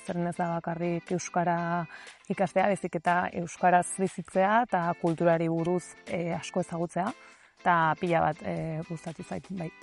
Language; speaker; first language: Basque; non-native, learner; Spanish